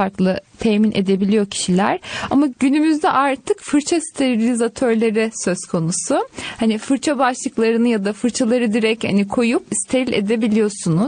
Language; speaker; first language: Turkish; native; Turkish